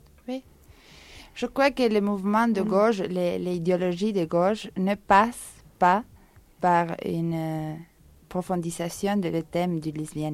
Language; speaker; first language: French; non-native, fluent; Spanish